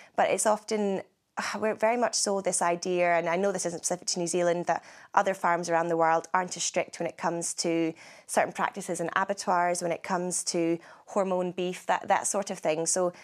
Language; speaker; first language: English; native; English